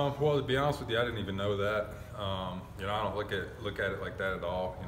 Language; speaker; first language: English; native; English